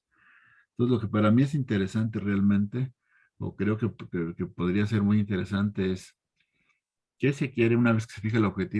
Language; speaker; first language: Spanish; native; Spanish